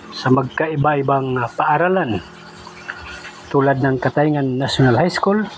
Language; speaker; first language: Filipino; non-native, local second language; Masbatenyo